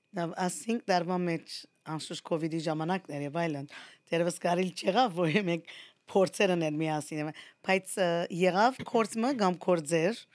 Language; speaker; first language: Armenian; early bilingual, heritage; Armenian